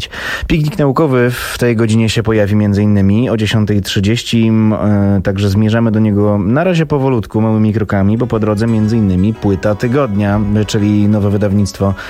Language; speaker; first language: Polish; native; Polish